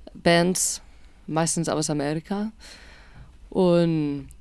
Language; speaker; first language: German; non-native, learner; Spanish